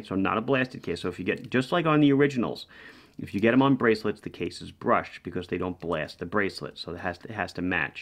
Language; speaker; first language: English; native; English